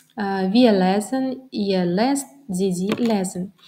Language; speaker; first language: German; non-native, learner; Turkmen